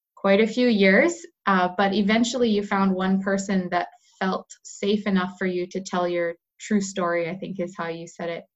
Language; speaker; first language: English; native; English